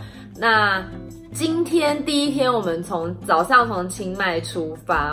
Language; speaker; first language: Chinese; native; Chinese